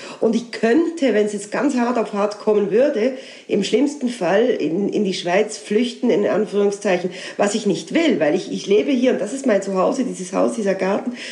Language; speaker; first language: German; native; German